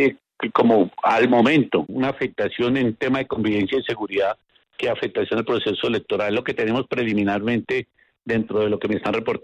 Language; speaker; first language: Spanish; native; Spanish